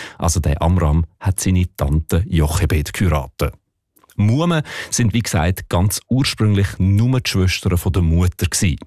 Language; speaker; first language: German; native; German